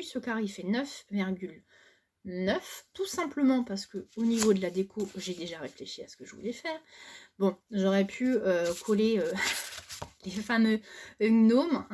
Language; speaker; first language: French; native; French